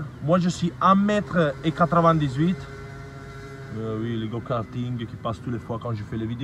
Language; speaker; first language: French; non-native, learner; Italian